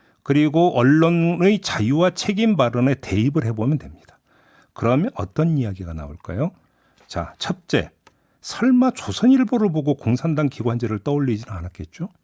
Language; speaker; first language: Korean; native; Korean